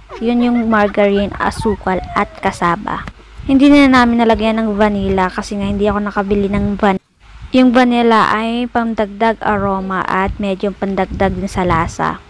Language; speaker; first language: Filipino; non-native, local second language; Bikol